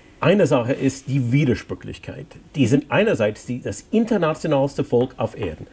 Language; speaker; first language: German; non-native, fluent; English